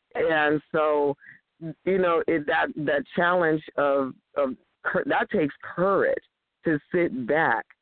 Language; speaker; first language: English; native; English